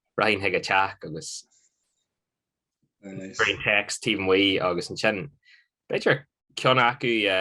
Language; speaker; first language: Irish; non-native, local second language; English